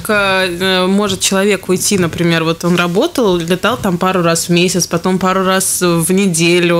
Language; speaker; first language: Russian; native; Russian